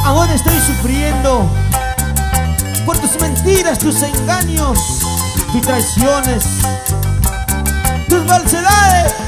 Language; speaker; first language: Spanish; native; Spanish